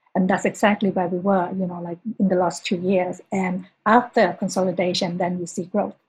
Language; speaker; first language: English; non-native, fluent; Thai